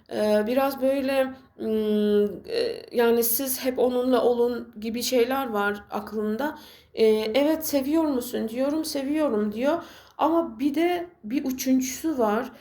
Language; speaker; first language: Turkish; non-native, fluent; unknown